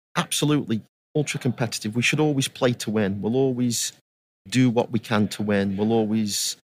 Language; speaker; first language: English; native; English